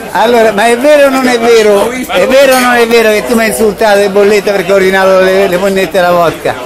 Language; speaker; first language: Italian; native; Italian